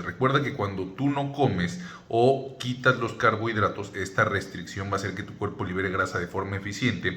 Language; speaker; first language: Spanish; native; Spanish